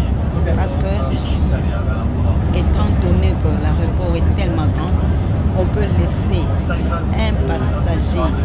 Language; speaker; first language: French; non-native, local second language; Lingala